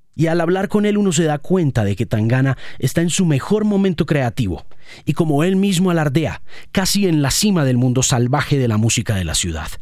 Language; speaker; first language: Spanish; native; Spanish